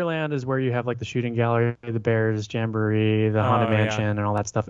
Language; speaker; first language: English; native; English